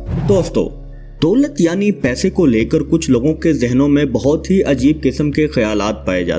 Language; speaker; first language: Urdu; native; Urdu